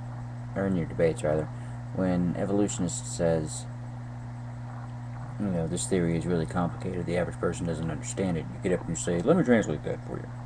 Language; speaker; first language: English; native; English